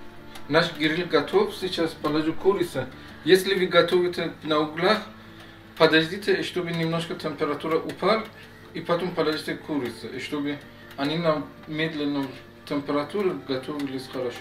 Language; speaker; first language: Russian; non-native, learner; Persian